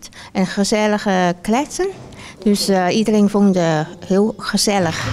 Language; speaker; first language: Dutch; non-native, fluent; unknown